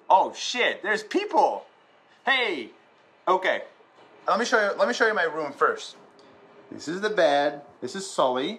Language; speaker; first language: English; non-native, fluent; Arabic